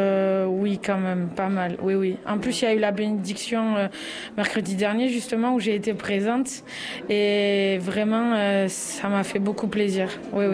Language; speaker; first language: French; native; French